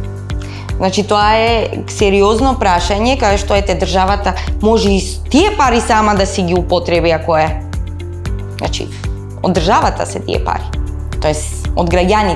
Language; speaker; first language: Macedonian; native; Macedonian